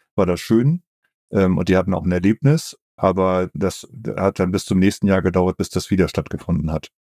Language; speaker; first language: German; native; German